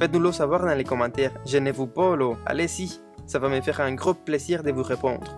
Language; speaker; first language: French; non-native, fluent; Spanish